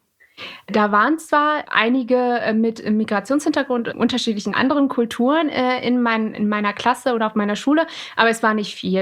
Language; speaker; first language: German; early bilingual, other home language; Persian